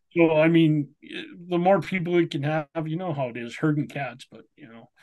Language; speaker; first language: English; native; English